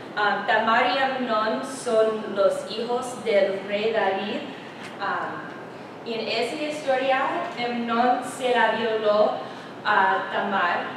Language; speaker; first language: Spanish; non-native, learner; English